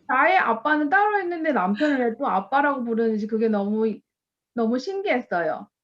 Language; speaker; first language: Korean; non-native, fluent; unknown